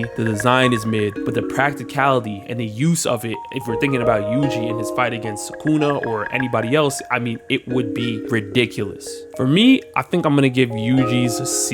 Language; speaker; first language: English; native; English